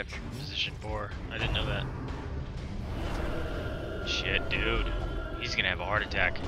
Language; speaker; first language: English; native; English